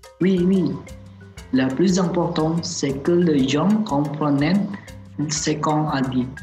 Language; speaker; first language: French; non-native, learner; Chinese